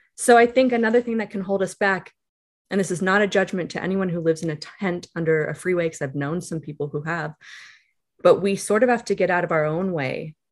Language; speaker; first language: English; native; English